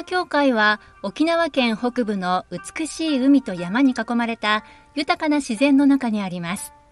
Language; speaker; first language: Japanese; native; Japanese